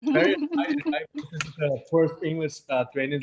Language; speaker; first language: English; non-native, fluent; Vietnamese